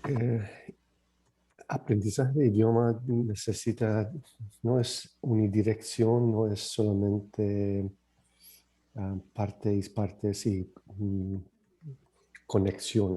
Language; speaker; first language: Spanish; non-native, learner; English